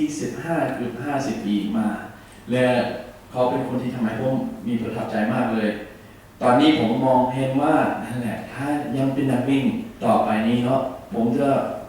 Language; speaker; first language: Thai; non-native, learner; English